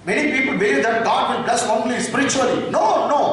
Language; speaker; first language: English; non-native, local second language; Tamil